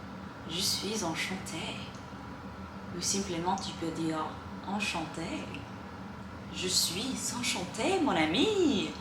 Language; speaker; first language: French; non-native, learner; English